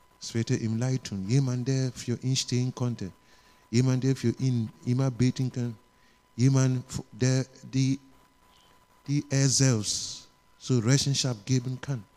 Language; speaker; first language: German; non-native, learner; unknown